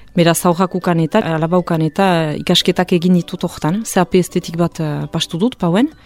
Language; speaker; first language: Basque; native; Basque